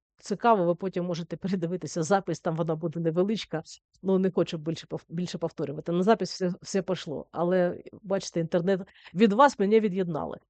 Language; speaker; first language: Ukrainian; native; Ukrainian